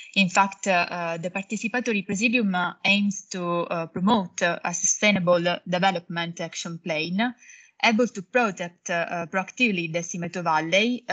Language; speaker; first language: English; non-native, fluent; Italian